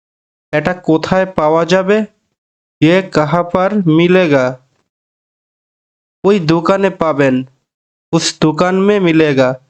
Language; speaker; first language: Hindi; non-native, fluent; Bangla